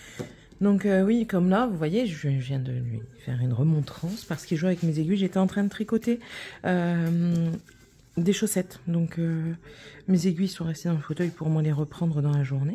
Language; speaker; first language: French; native; French